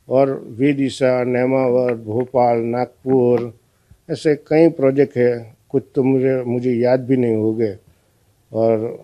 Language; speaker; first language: Hindi; non-native, local second language; Gujarati